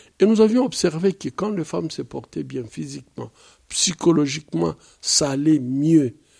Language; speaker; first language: French; non-native, local second language; Swahili